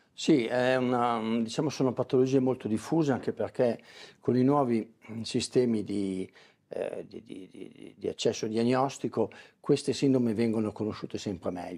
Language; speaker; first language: Italian; native; Italian